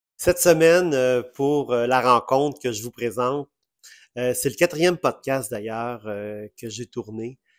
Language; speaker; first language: French; native; French